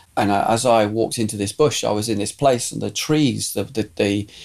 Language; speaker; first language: English; native; English